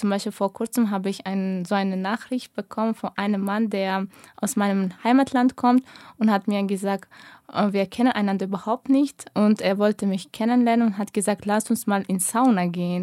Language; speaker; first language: German; non-native, fluent; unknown